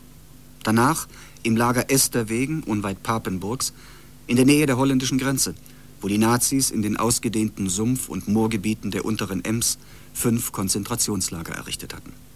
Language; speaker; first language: German; native; German